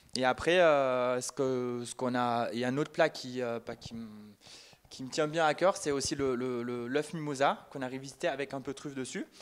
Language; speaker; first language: French; non-native, fluent; German